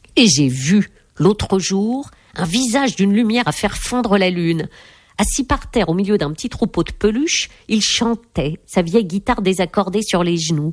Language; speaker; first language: French; native; French